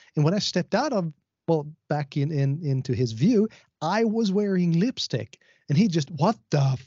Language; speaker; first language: English; non-native, fluent; Swedish